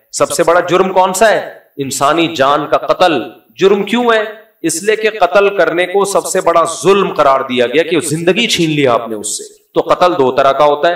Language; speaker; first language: Urdu; native; Urdu